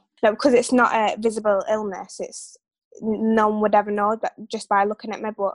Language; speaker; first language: English; native; English